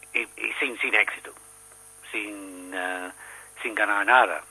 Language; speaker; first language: Spanish; non-native, learner; English